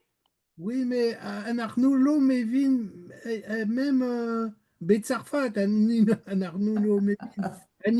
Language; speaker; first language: Hebrew; non-native, learner; French